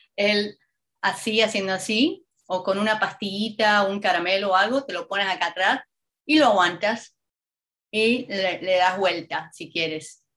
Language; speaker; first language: Spanish; native; Spanish